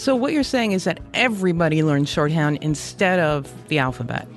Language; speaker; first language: English; native; English